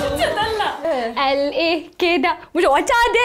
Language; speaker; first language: Korean; non-native, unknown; Arabic